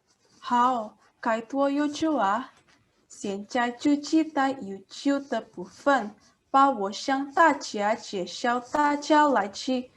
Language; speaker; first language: Chinese; non-native, learner; Indonesian